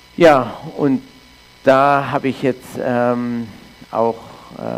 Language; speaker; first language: German; early bilingual, heritage; English